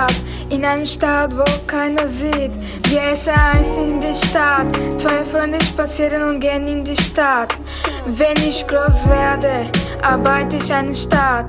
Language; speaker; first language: German; non-native, learner; Arabic